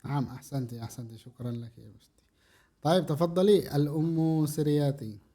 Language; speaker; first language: Arabic; non-native, fluent; Indonesian